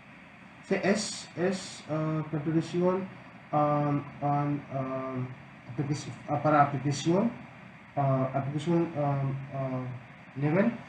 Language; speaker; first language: Spanish; non-native, learner; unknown